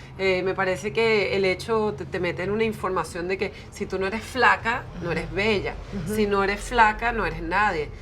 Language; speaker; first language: Spanish; early bilingual, heritage; Spanish